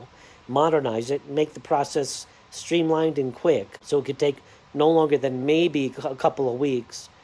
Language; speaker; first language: English; native; English